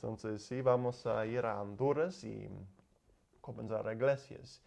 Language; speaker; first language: Spanish; non-native, learner; English